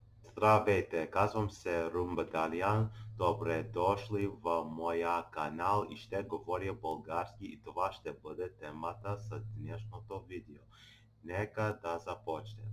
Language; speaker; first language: Bulgarian; non-native, learner; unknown